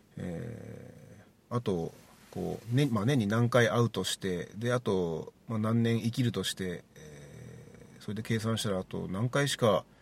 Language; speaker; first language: Japanese; native; Japanese